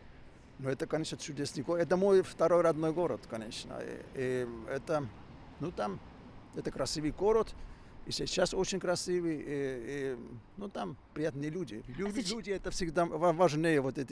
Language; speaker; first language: Russian; non-native, fluent; Finnish